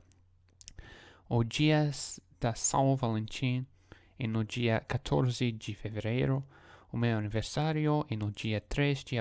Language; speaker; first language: Portuguese; non-native, learner; English